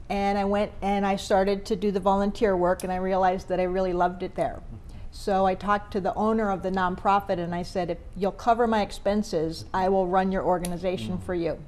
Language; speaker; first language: English; native; English